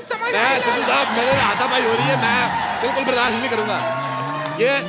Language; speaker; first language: Hindi; native; Hindi